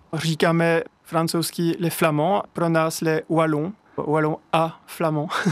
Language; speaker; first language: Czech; non-native, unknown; French